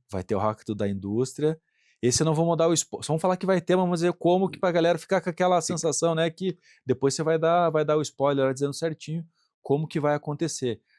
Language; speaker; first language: Portuguese; native; Portuguese